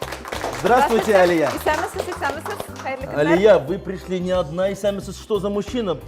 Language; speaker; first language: Russian; native; Russian